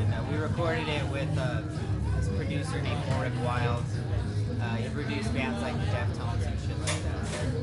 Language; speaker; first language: English; native; English